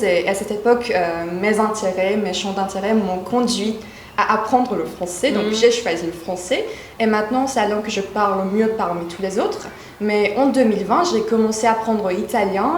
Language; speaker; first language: French; non-native, fluent; Turkish